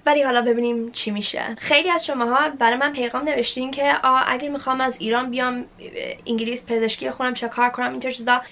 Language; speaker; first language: Persian; early bilingual, heritage; Persian